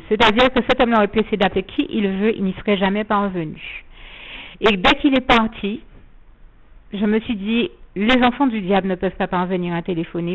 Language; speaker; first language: French; native; French